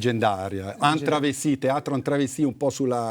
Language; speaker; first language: Italian; native; Italian